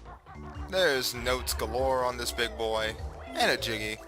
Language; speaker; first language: English; native; English